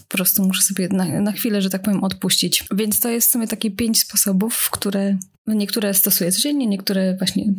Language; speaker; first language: Polish; native; Polish